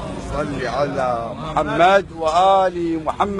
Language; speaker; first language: Arabic; native; Arabic